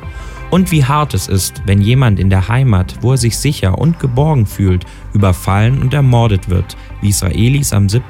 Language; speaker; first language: German; native; German